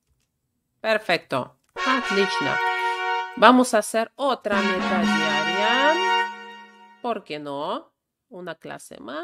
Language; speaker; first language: Spanish; non-native, fluent; Russian